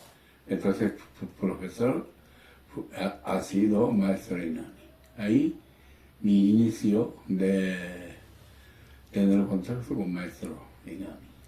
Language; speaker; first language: Spanish; non-native, learner; Japanese